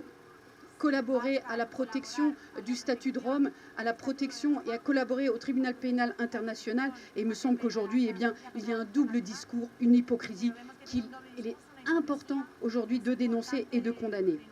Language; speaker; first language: French; native; French